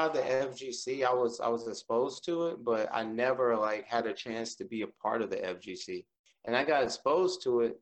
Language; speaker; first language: English; native; English